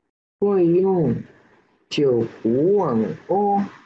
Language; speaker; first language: Chinese; non-native, learner; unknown